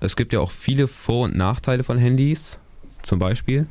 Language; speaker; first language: German; native; German